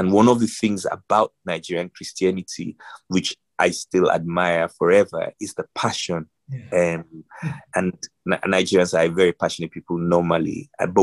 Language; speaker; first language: English; non-native, local second language; Yoruba